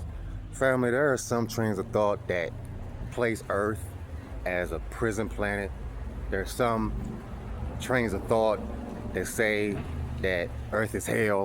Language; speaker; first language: English; native; English